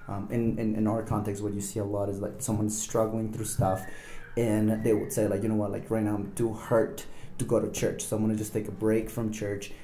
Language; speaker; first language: English; non-native, fluent; Spanish